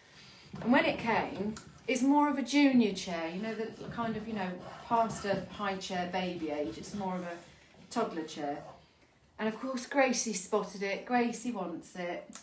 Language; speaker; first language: English; native; English